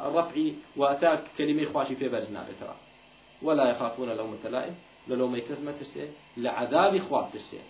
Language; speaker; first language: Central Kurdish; native; Central Kurdish